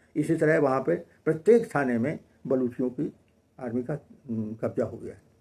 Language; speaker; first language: Hindi; native; Hindi